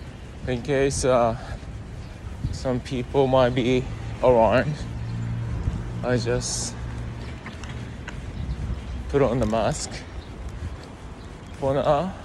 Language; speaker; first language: English; non-native, learner; Japanese